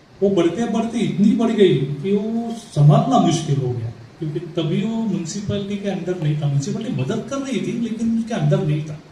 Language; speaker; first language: Hindi; non-native, local second language; Marathi